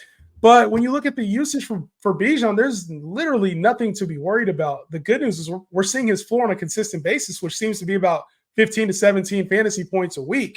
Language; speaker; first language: English; native; English